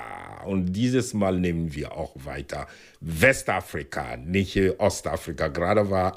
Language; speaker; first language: German; non-native, fluent; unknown